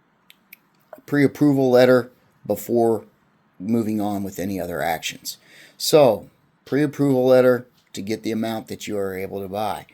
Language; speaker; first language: English; native; English